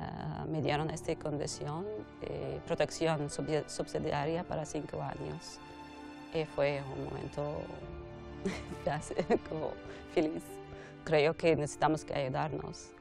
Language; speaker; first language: Spanish; non-native, fluent; Arabic